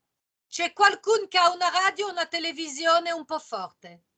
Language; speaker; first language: Italian; non-native, fluent; French